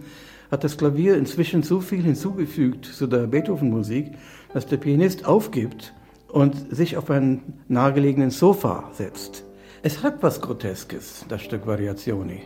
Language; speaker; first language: German; non-native, fluent; English